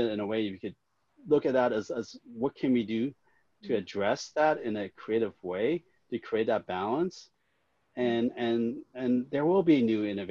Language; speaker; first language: English; non-native, local second language; Cantonese